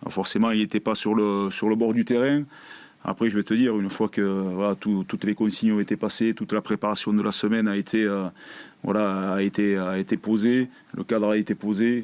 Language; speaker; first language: French; native; French